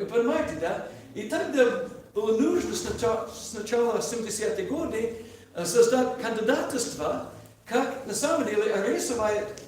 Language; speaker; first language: Russian; non-native, learner; English